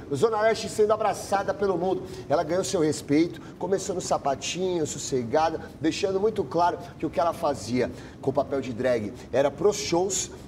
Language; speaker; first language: Portuguese; native; Portuguese